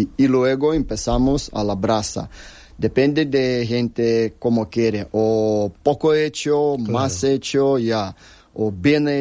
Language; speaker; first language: Spanish; non-native, learner; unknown